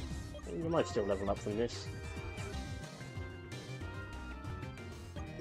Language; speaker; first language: English; native; English